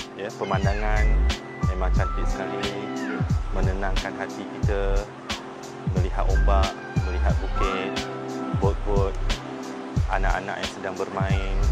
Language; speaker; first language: Malay; non-native, local second language; Min Nan Chinese